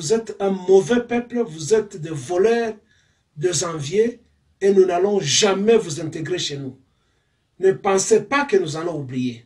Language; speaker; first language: French; non-native, local second language; Swahili